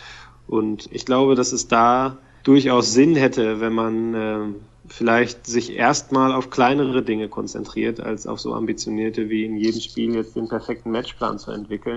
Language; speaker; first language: German; native; German